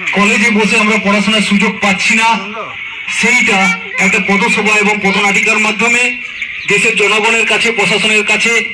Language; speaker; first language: Bangla; non-native, local second language; Santali